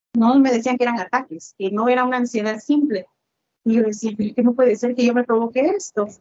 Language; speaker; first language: Spanish; native; Spanish